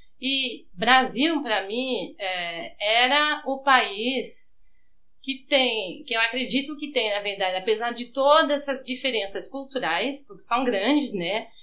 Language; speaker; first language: Portuguese; early bilingual, heritage; Portuguese